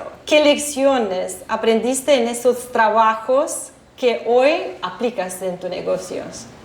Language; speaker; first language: Spanish; non-native, fluent; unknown